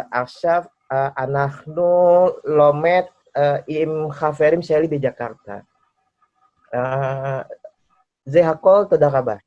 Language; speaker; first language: Hebrew; non-native, learner; Indonesian